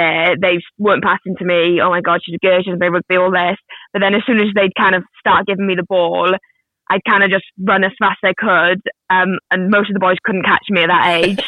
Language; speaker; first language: English; native; English